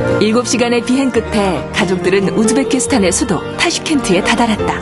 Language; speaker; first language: Korean; native; Korean